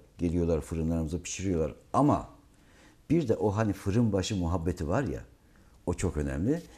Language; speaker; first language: Turkish; native; Turkish